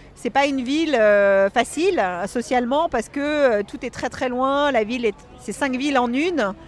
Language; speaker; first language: French; native; French